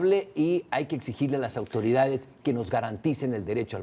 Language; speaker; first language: Spanish; native; Spanish